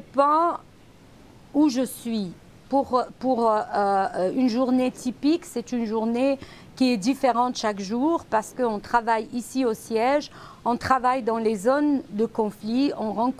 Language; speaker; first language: French; non-native, local second language; Arabic